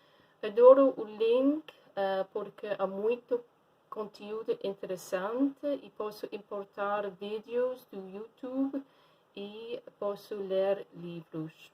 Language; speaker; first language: Portuguese; non-native, fluent; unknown